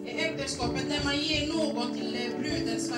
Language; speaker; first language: Swedish; non-native, fluent; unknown